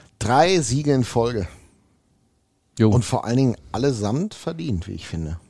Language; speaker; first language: German; native; German